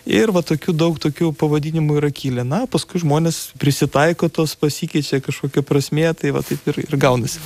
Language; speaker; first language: Lithuanian; native; Lithuanian